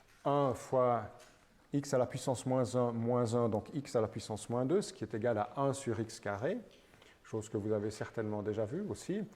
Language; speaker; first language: French; native; French